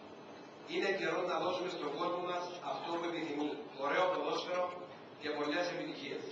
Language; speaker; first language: Greek; native; Greek